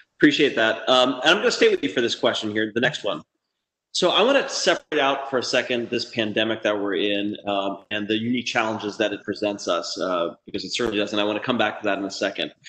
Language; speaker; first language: English; native; English